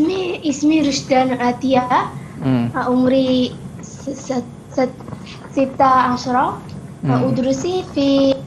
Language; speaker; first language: Arabic; non-native, learner; Malay